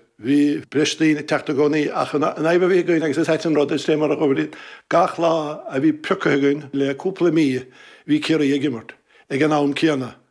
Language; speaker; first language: Irish; native; Irish